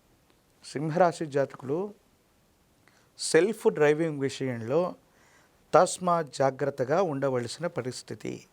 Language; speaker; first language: Telugu; native; Telugu